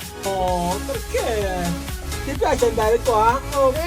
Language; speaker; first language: Italian; non-native, learner; Filipino